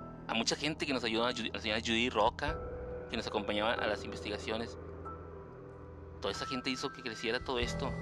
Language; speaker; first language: Spanish; native; Spanish